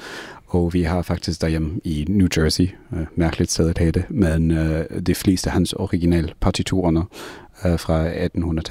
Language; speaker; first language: Danish; non-native, fluent; English